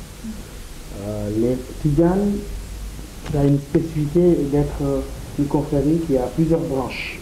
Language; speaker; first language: French; non-native, local second language; Wolof